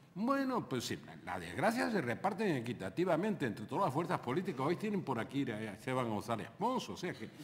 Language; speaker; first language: Spanish; native; Spanish